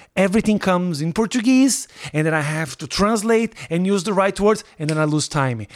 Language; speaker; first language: English; non-native, fluent; Portuguese